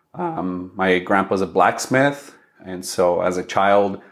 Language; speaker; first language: English; early bilingual, other home language; Spanish